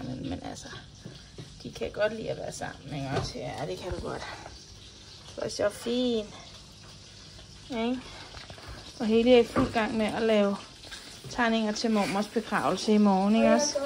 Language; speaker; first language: Danish; native; Danish